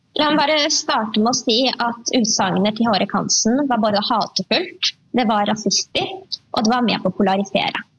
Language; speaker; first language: Norwegian; early bilingual, other home language; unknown